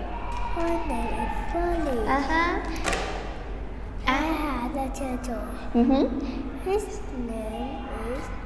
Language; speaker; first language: English; non-native, learner; Vietnamese